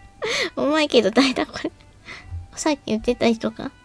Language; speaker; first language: Japanese; native; Japanese